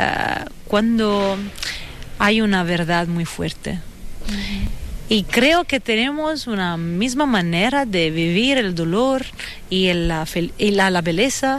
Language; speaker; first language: Spanish; non-native, fluent; Italian